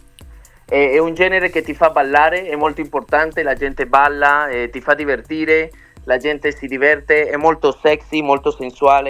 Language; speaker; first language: Italian; early bilingual, other home language; Spanish